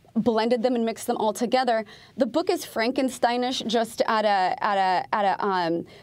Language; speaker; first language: English; native; English